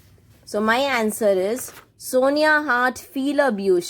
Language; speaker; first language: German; non-native, fluent; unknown